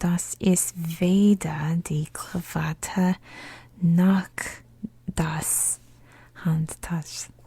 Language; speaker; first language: German; non-native, learner; English